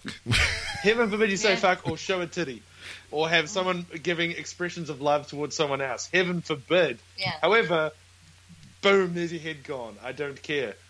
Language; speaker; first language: English; native; English